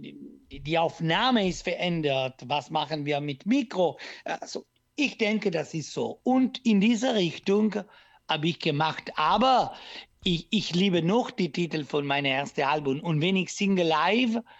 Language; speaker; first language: German; non-native, learner; Italian